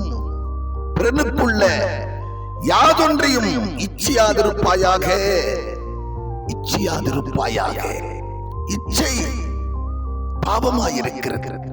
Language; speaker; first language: Tamil; native; Tamil